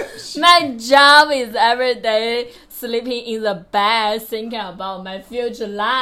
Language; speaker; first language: English; non-native, learner; Chinese